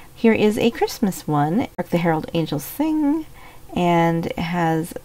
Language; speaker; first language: English; native; English